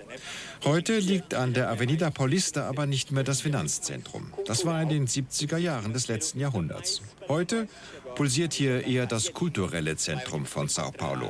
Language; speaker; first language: German; non-native, fluent; Portuguese